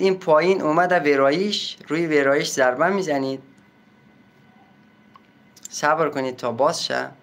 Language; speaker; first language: Persian; native; Persian